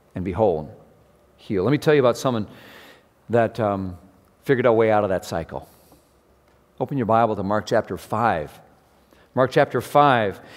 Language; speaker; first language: English; native; English